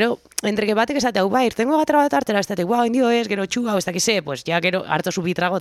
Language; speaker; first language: Basque; native; Basque